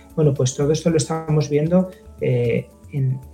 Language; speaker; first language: Spanish; native; Spanish